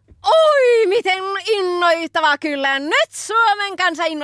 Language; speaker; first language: Finnish; native; Finnish